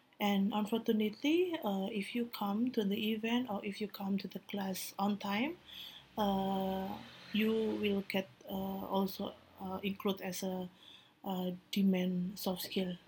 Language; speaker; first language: English; non-native, learner; Indonesian